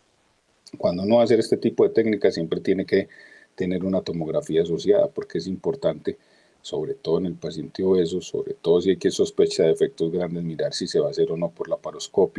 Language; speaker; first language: Spanish; native; Spanish